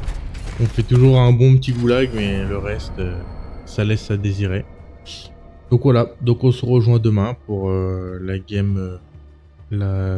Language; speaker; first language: French; native; French